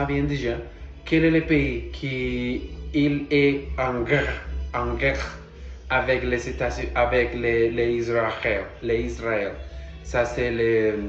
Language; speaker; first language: French; non-native, learner; Portuguese